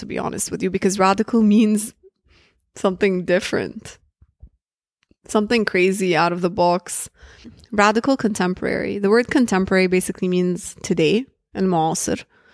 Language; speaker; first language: English; early bilingual, other home language; Arabic